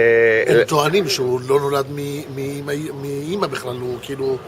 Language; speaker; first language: Hebrew; native; Hebrew